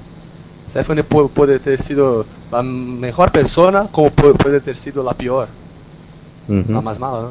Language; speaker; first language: Portuguese; non-native, learner; Spanish